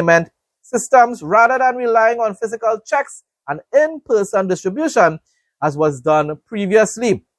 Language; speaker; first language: English; native; English